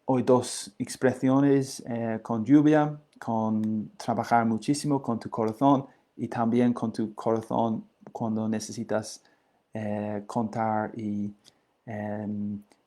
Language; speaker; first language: Spanish; non-native, learner; English